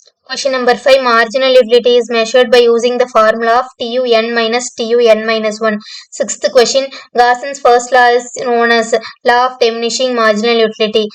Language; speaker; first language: English; non-native, local second language; Tamil